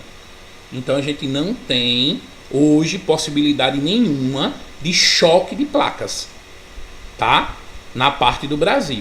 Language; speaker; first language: Portuguese; native; Portuguese